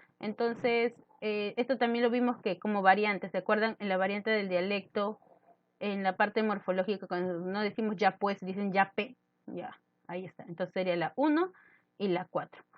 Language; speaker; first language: Spanish; native; Spanish